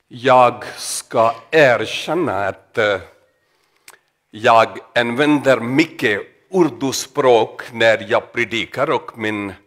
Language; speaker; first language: Swedish; non-native, learner; Urdu